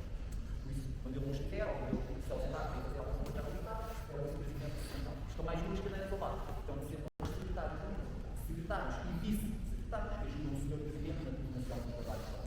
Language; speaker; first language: Portuguese; native; Portuguese